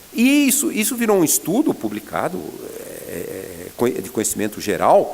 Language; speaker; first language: Portuguese; native; Portuguese